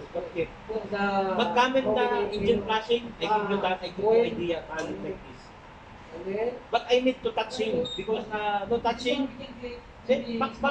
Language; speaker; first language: English; non-native, learner; Filipino